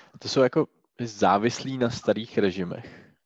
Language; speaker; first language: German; non-native, learner; Czech